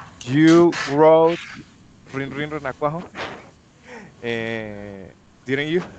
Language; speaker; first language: English; non-native, learner; Spanish